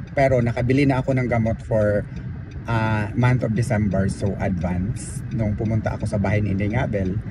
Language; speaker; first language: Filipino; non-native, local second language; Cebuano